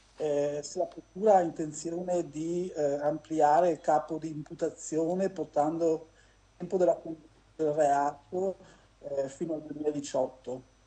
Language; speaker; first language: Italian; native; Italian